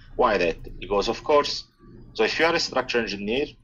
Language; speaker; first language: English; non-native, fluent; Italian